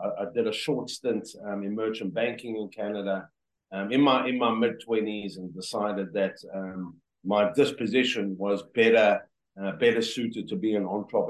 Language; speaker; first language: English; native; English